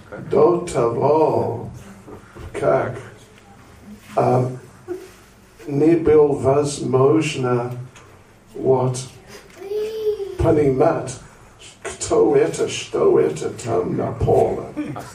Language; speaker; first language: Russian; non-native, learner; English